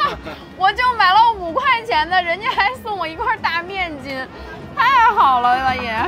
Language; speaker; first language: Chinese; native; Chinese